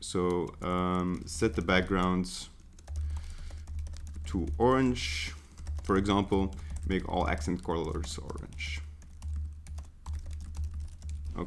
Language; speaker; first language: English; non-native, fluent; Dutch